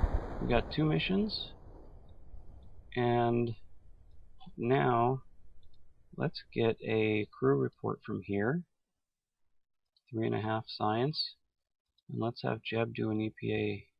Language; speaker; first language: English; native; English